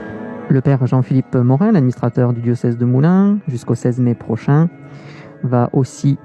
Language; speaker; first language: French; native; French